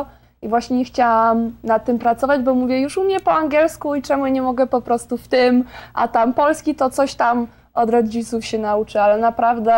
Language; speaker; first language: Polish; early bilingual, heritage; Polish